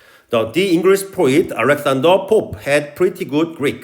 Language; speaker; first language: English; non-native, fluent; Korean